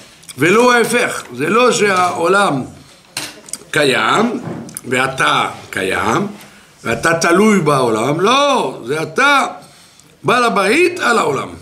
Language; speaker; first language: Hebrew; non-native, fluent; French